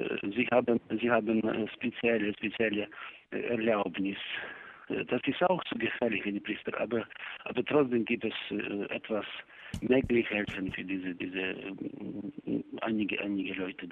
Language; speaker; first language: German; non-native, learner; Ukrainian